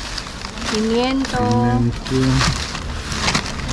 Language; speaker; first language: Spanish; non-native, learner; Filipino